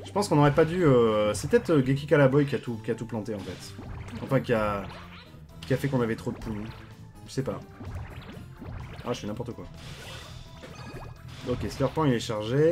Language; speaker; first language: French; native; French